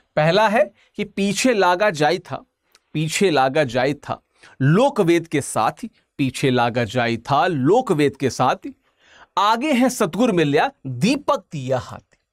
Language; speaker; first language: Hindi; native; Hindi